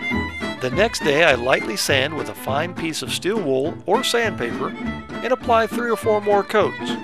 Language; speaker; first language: English; native; English